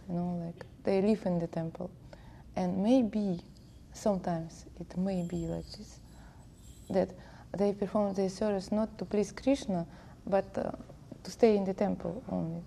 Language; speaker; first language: English; non-native, learner; Russian